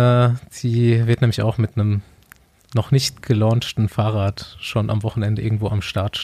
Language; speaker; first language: German; native; German